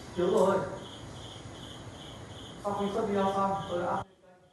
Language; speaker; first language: Vietnamese; native; Vietnamese